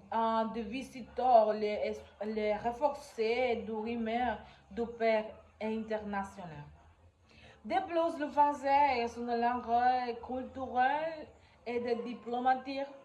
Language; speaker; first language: French; non-native, learner; Spanish